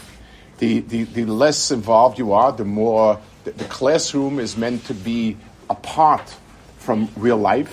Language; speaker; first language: English; native; English